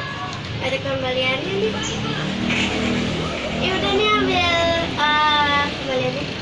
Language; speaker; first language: Indonesian; native; Indonesian